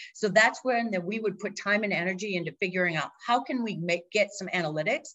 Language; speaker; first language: English; native; English